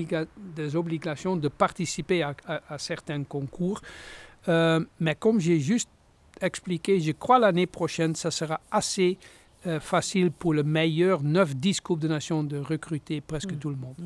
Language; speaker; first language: French; non-native, fluent; Dutch